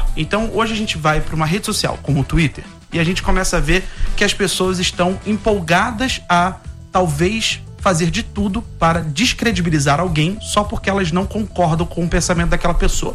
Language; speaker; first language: Portuguese; native; Portuguese